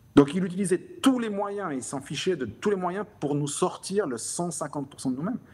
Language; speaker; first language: French; native; French